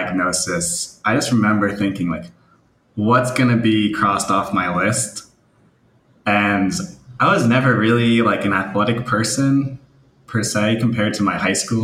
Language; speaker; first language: English; native; English